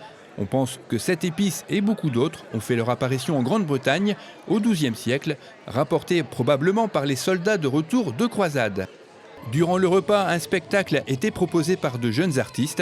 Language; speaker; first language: French; native; French